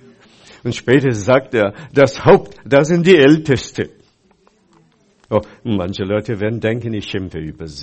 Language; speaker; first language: German; non-native, fluent; Chinese